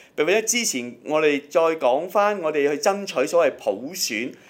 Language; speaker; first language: Cantonese; native; Cantonese